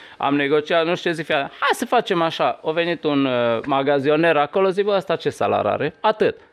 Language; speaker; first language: Romanian; non-native, local second language; Hungarian